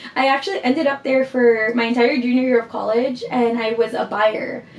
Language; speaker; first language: English; early bilingual, heritage; Spanish